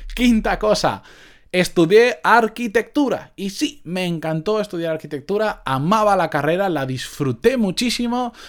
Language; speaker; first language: Spanish; native; Spanish